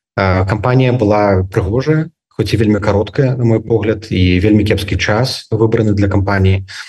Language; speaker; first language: Belarusian; native; Belarusian